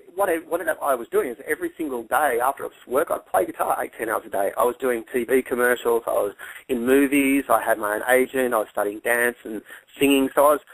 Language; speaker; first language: English; native; English